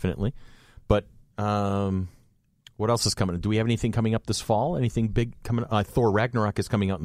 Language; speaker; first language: English; native; English